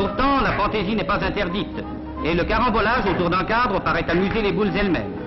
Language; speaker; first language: French; native; French